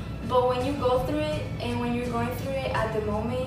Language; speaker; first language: English; early bilingual, other home language; Spanish